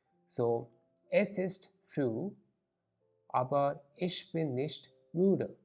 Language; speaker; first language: German; non-native, learner; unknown